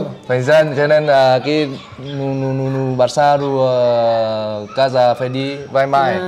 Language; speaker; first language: Portuguese; non-native, learner; Vietnamese